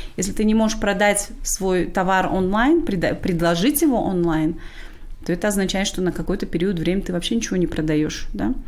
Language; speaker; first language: Russian; non-native, local second language; Tajik